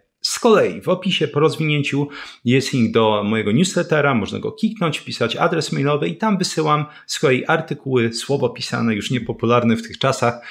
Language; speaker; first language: Polish; native; Polish